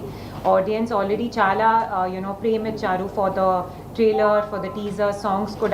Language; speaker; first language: Telugu; non-native, learner; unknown